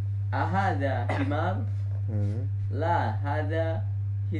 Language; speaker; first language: Arabic; non-native, learner; Indonesian